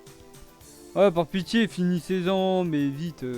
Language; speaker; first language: French; native; French